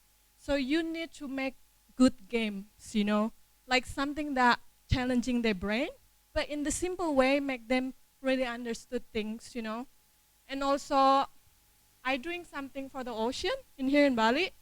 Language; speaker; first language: English; non-native, learner; Indonesian